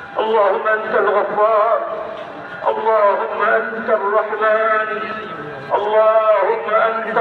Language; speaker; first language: Arabic; non-native, fluent; Bangla